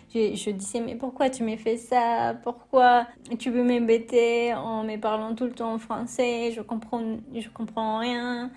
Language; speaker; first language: French; non-native, fluent; Spanish